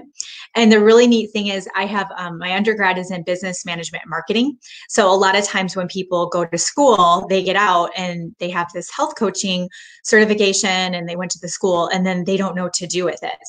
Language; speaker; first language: English; native; English